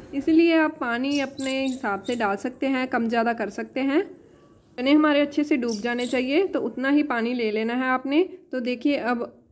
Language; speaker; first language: Hindi; non-native, local second language; Punjabi